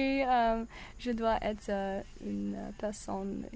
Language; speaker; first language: French; non-native, learner; English